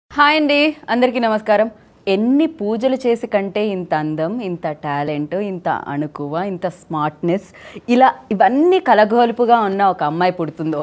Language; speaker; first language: Telugu; native; Telugu